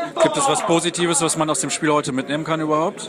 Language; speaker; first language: German; native; German